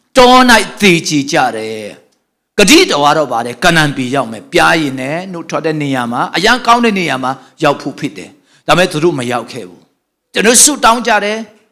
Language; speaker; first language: Burmese; non-native, local second language; Tedim Chin